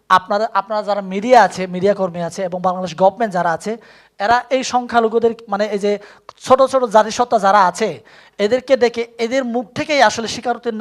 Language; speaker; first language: Bangla; non-native, local second language; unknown